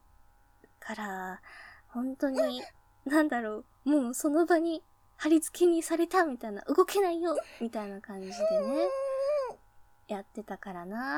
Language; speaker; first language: Japanese; native; Japanese